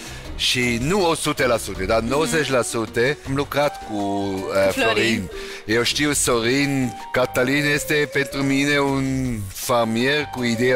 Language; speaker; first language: Romanian; non-native, learner; German